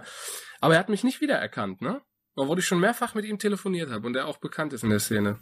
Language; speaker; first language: German; native; German